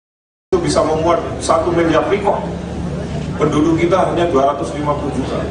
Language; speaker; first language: Indonesian; native; Indonesian